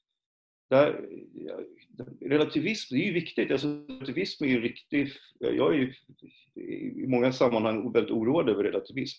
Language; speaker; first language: Swedish; native; Swedish